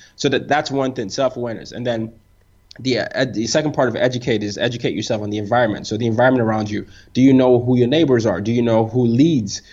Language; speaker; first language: English; non-native, local second language; Yoruba